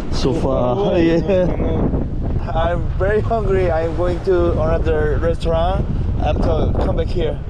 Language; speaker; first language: English; non-native, learner; Korean